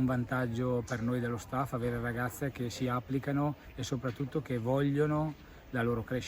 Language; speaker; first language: Italian; native; Italian